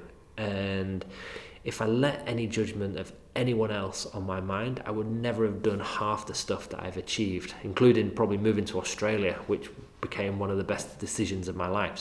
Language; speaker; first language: English; native; English